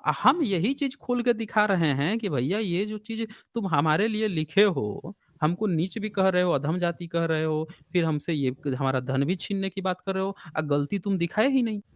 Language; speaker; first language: Hindi; native; Hindi